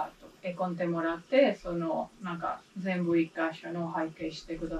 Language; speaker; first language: Japanese; non-native, learner; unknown